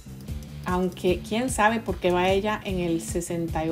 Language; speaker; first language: Spanish; native; Spanish